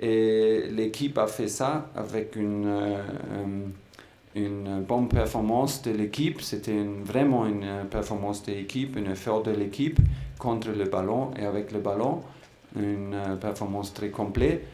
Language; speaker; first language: French; non-native, fluent; German